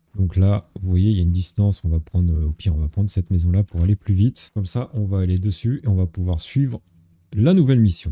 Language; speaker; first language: French; native; French